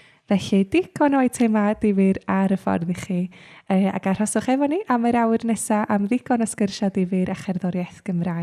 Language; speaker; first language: Welsh; native; Welsh